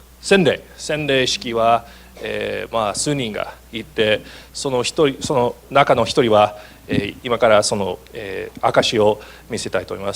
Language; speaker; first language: Japanese; non-native, fluent; English